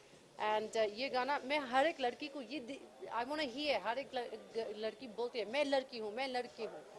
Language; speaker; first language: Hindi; early bilingual, heritage; English